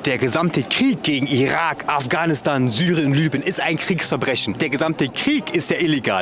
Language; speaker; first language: German; native; German